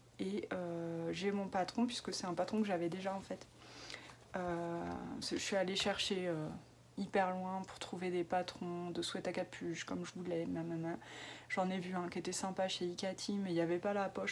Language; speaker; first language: French; native; French